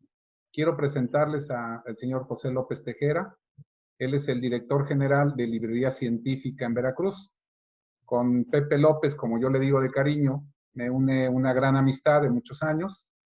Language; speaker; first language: Spanish; native; Spanish